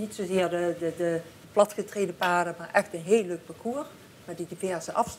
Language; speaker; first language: Dutch; native; Dutch